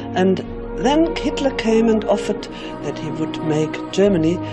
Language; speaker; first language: English; non-native, fluent; German